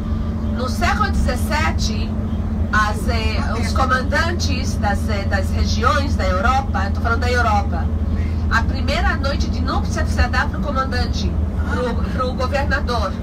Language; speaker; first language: Portuguese; non-native, fluent; Hebrew